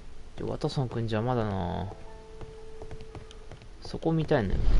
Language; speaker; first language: Japanese; native; Japanese